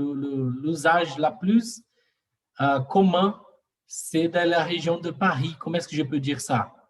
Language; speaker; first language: French; non-native, learner; Portuguese